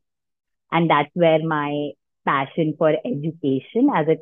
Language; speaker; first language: English; non-native, local second language; Hindi